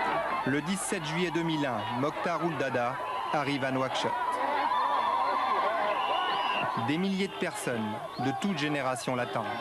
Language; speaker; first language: French; native; French